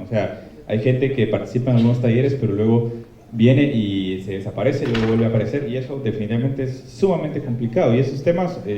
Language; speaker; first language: Spanish; native; Spanish